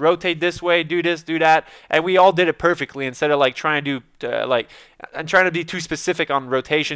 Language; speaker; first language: English; native; English